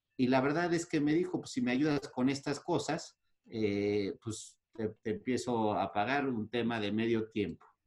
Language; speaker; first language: Spanish; native; Spanish